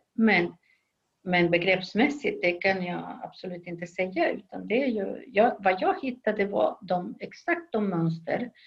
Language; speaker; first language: Swedish; non-native, fluent; Spanish